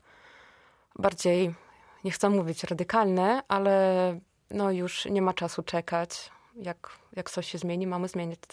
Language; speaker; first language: Polish; non-native, fluent; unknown